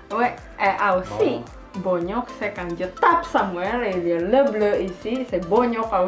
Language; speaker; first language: French; non-native, learner; Indonesian